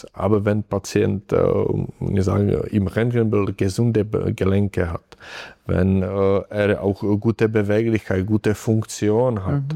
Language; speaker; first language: German; non-native, fluent; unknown